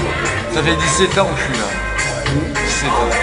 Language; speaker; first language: French; non-native, local second language; Morisyen